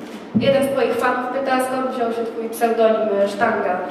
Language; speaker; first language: Polish; native; Polish